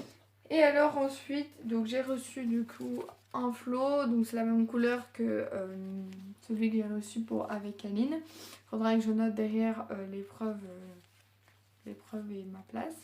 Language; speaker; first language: French; native; French